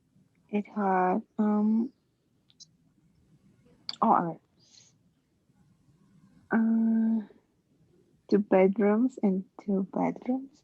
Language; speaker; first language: English; non-native, learner; Spanish